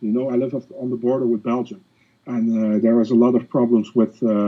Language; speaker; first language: English; non-native, fluent; Dutch